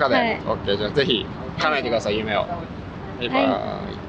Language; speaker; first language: Japanese; native; Japanese